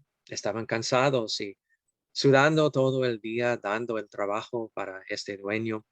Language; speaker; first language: Spanish; non-native, fluent; English